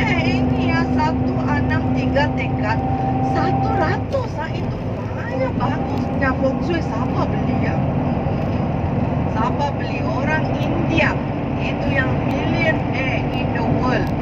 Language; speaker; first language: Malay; non-native, local second language; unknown